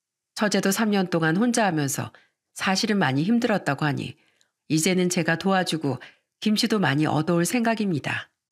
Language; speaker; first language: Korean; native; Korean